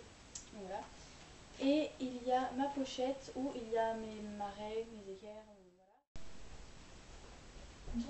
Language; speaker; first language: French; native; French